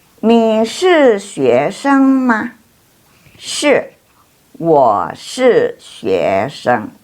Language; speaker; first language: Chinese; non-native, fluent; Indonesian